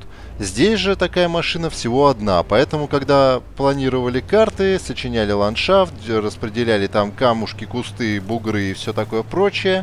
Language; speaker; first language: Russian; native; Russian